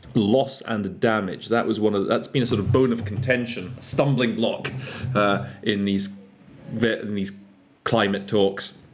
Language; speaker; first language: English; native; English